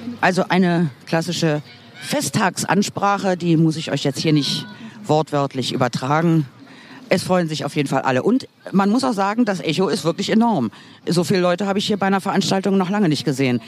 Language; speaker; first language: German; native; German